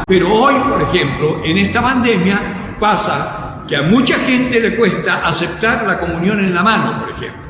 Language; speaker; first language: Spanish; native; Spanish